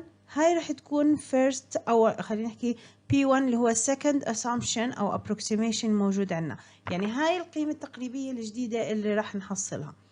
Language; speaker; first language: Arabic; native; Arabic